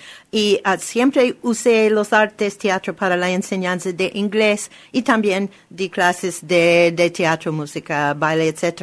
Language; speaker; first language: Spanish; non-native, learner; English